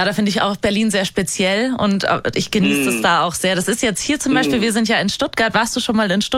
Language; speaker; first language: German; native; German